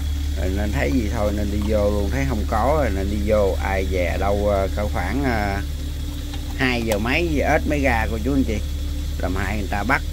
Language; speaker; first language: Vietnamese; native; Vietnamese